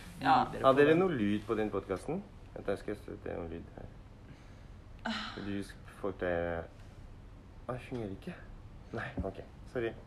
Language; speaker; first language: Norwegian; non-native, learner; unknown